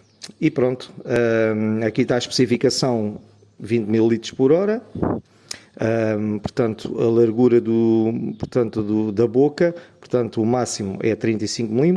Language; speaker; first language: Portuguese; native; Portuguese